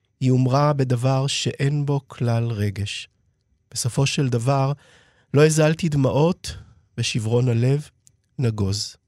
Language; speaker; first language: Hebrew; native; Hebrew